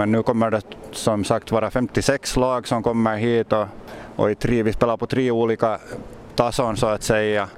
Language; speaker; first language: Swedish; native; Swedish